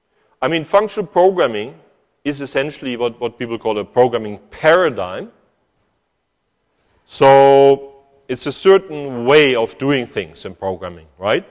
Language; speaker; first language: English; non-native, fluent; German